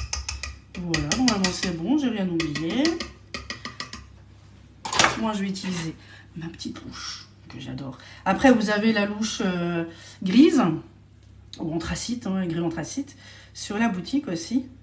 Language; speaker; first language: French; native; French